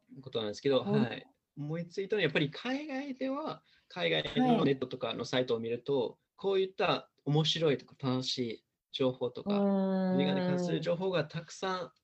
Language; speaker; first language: Japanese; non-native, fluent; English